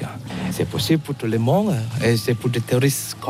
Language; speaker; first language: French; non-native, learner; Balinese